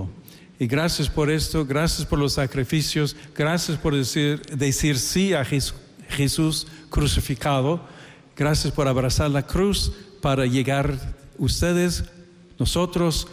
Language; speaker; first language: Spanish; non-native, fluent; English